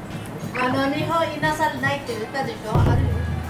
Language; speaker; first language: Japanese; non-native, fluent; Filipino